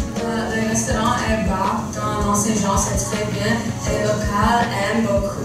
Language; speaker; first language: French; non-native, learner; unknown